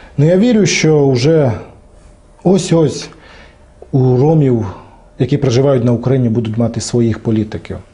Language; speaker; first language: Ukrainian; non-native, local second language; Romany